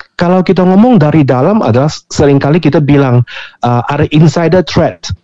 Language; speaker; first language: Indonesian; non-native, fluent; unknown